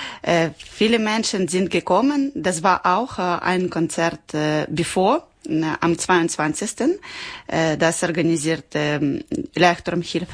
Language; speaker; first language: German; non-native, learner; Ukrainian